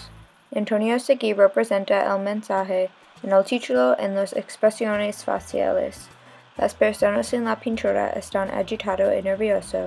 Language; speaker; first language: Spanish; non-native, learner; English